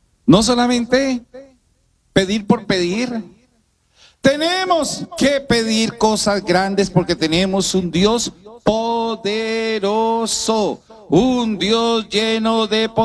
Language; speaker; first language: Spanish; native; Spanish